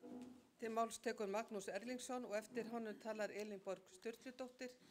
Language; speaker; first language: Icelandic; native; Icelandic